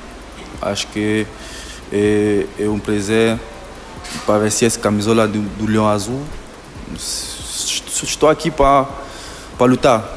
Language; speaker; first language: Portuguese; non-native, learner; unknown